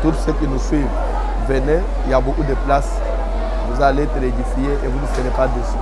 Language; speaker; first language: French; non-native, local second language; Lingala